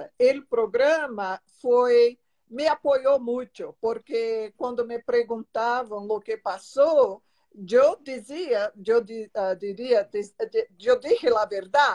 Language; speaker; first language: Spanish; non-native, learner; Portuguese